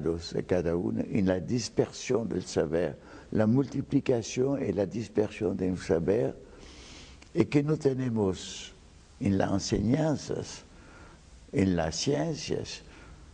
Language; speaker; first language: Spanish; non-native, fluent; French